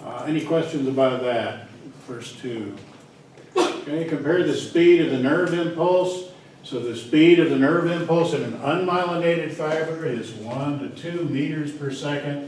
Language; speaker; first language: English; native; English